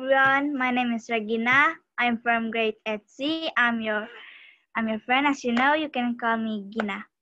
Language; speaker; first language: English; non-native, learner; Indonesian